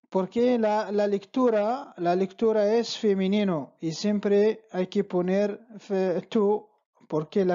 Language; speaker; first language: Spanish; non-native, fluent; Arabic